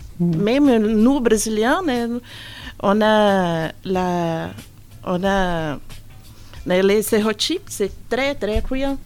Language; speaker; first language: French; non-native, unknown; Portuguese